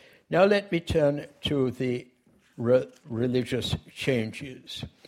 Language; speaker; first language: English; native; English